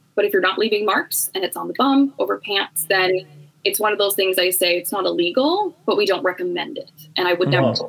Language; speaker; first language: English; native; English